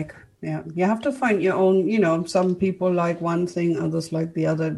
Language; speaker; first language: English; non-native, fluent; German